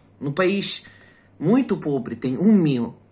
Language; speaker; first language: Portuguese; non-native, fluent; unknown